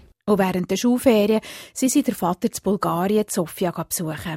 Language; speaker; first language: German; native; German